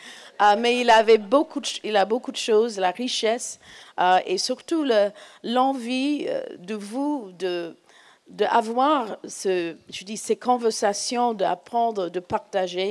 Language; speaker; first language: French; non-native, fluent; English